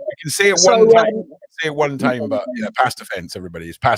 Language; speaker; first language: English; native; English